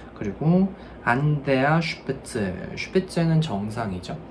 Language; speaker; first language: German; non-native, fluent; Korean